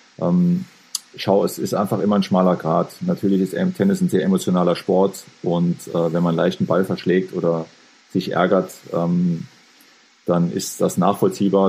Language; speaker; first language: German; native; German